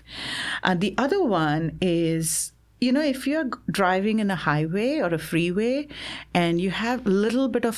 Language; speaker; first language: English; non-native, local second language; Assamese